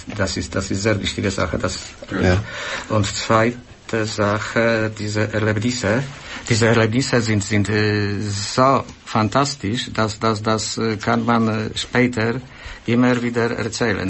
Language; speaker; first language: German; non-native, learner; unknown